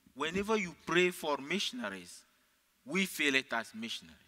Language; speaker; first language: English; non-native, fluent; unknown